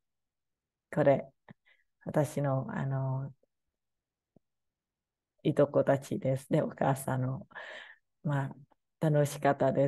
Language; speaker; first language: Japanese; non-native, learner; Khmer